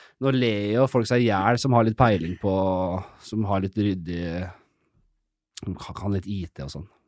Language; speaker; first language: Norwegian; native; Norwegian